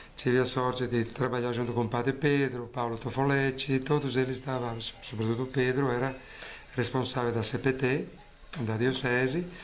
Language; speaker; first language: Portuguese; non-native, fluent; Italian